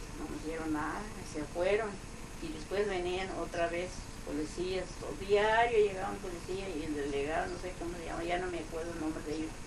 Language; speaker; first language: Spanish; non-native, local second language; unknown